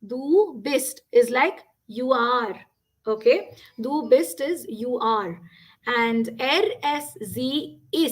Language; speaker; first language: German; non-native, fluent; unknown